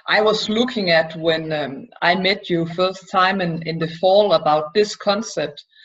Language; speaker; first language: English; non-native, fluent; Danish